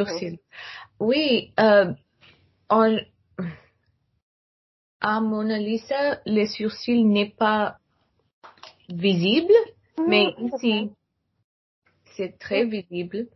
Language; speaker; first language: French; non-native, learner; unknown